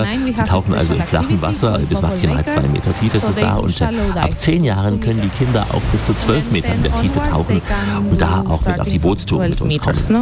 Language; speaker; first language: German; native; German